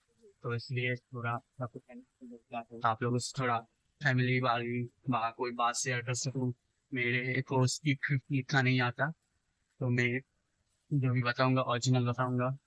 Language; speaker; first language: Hindi; non-native, local second language; Bangla